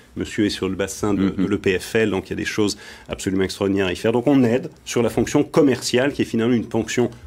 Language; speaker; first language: French; native; French